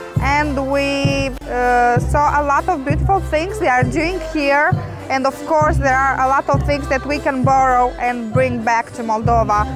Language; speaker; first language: English; non-native, fluent; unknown